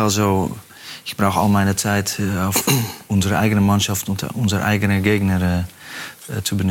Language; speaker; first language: German; non-native, fluent; Dutch